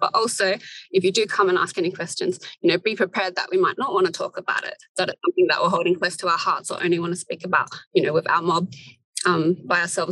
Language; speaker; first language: English; native; English